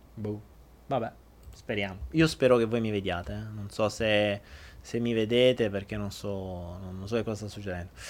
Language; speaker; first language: Italian; native; Italian